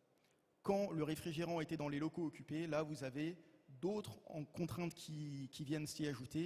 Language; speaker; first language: French; native; French